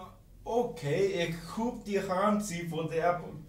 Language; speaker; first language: Dutch; non-native, learner; English